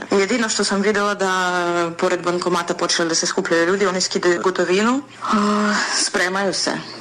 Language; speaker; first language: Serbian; non-native, fluent; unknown